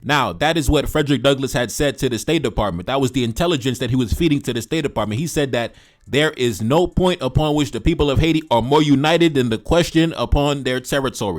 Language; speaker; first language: English; native; English